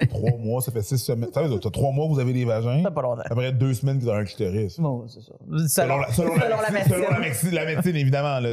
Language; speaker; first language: French; native; French